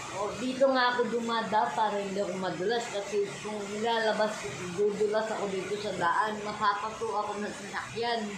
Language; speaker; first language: Filipino; non-native, local second language; Pampanga